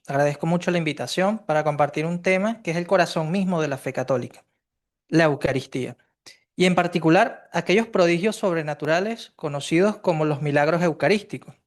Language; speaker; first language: Spanish; native; Spanish